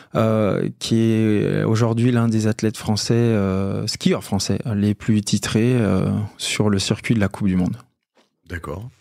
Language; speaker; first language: French; native; French